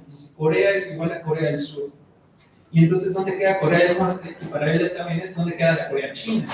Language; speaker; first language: Spanish; native; Spanish